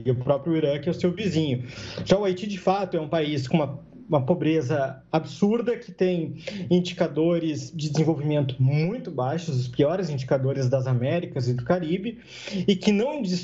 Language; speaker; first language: Portuguese; native; Portuguese